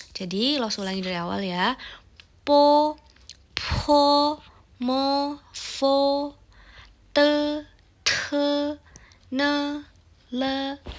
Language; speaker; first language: Indonesian; native; Indonesian